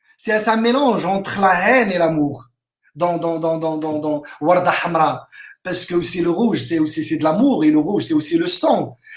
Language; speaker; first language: French; non-native, local second language; Arabic